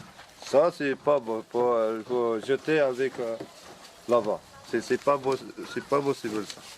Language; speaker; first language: French; non-native, learner; Arabic